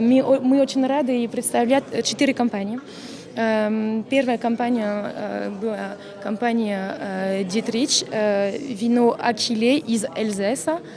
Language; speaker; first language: Russian; non-native, fluent; French